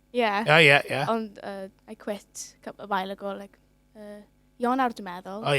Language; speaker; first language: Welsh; non-native, local second language; English